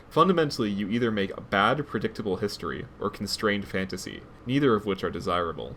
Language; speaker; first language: English; native; English